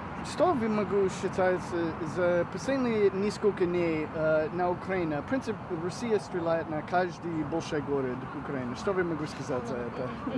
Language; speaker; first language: Russian; non-native, learner; English